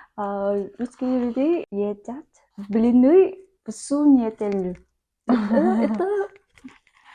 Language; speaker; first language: Russian; non-native, learner; Vietnamese